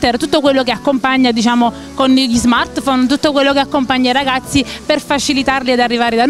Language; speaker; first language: Italian; native; Italian